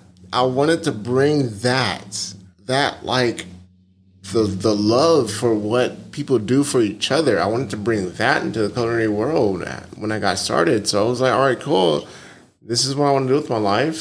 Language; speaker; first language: English; native; English